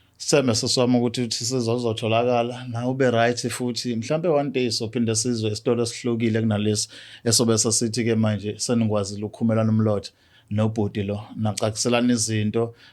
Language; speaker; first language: Zulu; native; Zulu